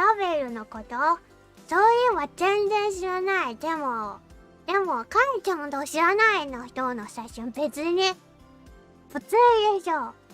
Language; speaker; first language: Japanese; non-native, learner; English